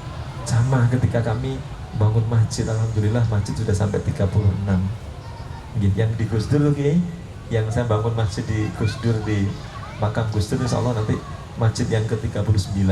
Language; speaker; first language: Indonesian; non-native, local second language; Javanese